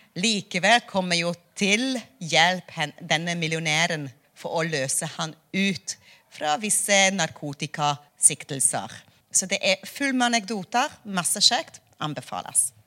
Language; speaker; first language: Norwegian; non-native, fluent; Hungarian